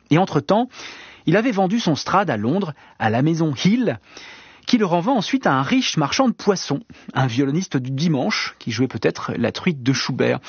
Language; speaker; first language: French; native; French